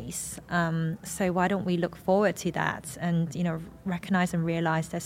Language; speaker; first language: English; non-native, local second language; Cantonese